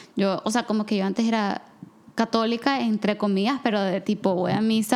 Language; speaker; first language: Spanish; native; Spanish